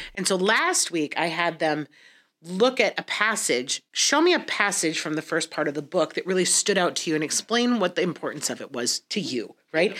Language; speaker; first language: English; native; English